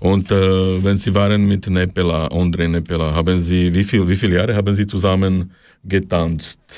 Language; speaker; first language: German; non-native, fluent; Slovak